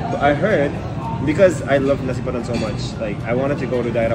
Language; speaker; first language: English; non-native, fluent; Japanese